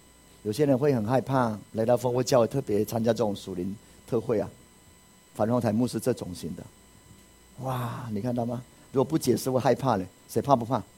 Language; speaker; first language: Chinese; native; Chinese